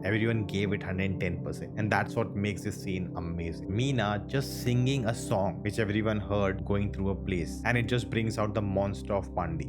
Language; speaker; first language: English; non-native, local second language; Hindi